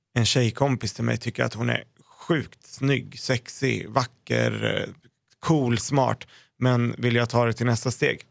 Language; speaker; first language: Swedish; early bilingual, other home language; Arabic